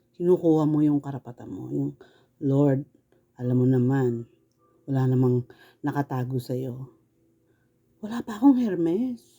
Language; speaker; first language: Filipino; native; Filipino